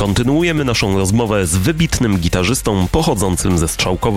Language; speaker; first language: Polish; native; Polish